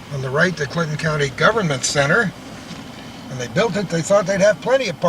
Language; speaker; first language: English; native; English